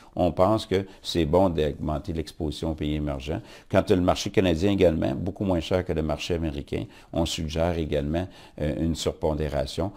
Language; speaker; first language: French; native; French